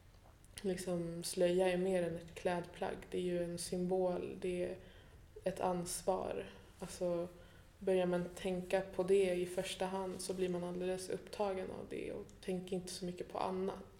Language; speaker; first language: Swedish; early bilingual, other home language; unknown